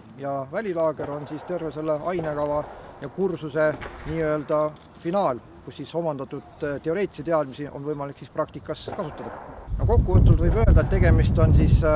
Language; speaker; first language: Estonian; native; Estonian